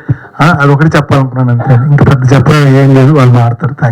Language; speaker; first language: Telugu; native; Telugu